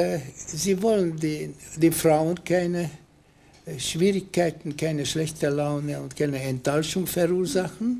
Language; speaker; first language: German; non-native, fluent; Hungarian